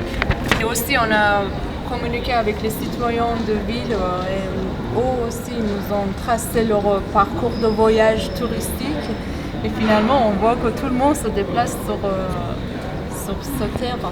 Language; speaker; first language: French; non-native, fluent; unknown